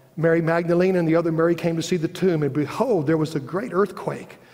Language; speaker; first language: English; native; English